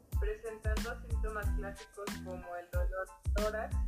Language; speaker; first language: Spanish; native; Spanish